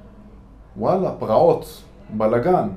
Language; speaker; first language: Hebrew; native; Hebrew